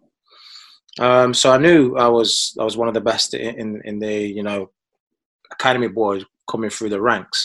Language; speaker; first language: English; native; English